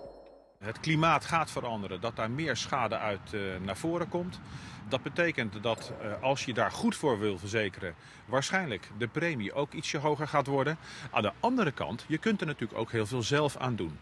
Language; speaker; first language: Dutch; native; Dutch